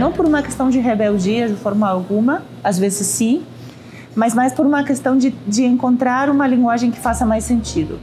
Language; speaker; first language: Portuguese; non-native, fluent; Spanish